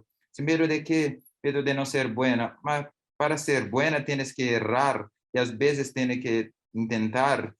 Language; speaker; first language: Spanish; non-native, learner; Portuguese